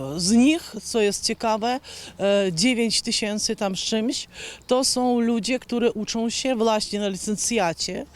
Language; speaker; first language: Polish; non-native, fluent; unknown